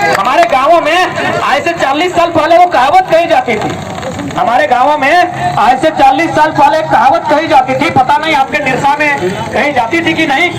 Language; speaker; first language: Hindi; native; Hindi